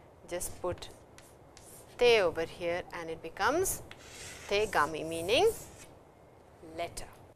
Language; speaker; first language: English; non-native, local second language; Hindi